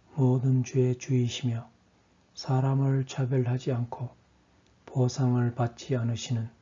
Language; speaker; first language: Korean; native; Korean